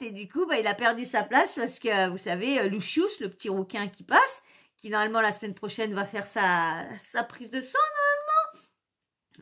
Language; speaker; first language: French; native; French